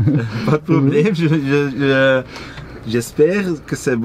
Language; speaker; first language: French; non-native, local second language; Dutch